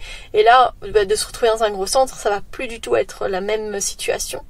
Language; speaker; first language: French; native; French